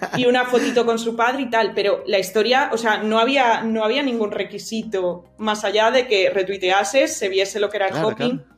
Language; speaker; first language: Spanish; native; Spanish